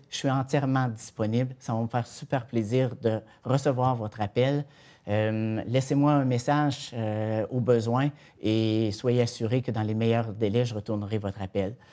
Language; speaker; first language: French; native; French